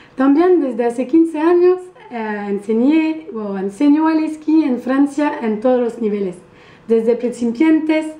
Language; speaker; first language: Spanish; non-native, fluent; French